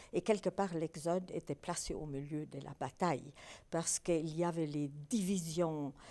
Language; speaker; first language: French; early bilingual, other home language; Polish